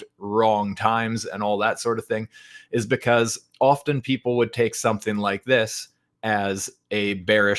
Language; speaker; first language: English; native; English